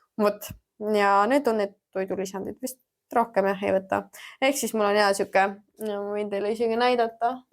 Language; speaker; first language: Estonian; early bilingual, heritage; German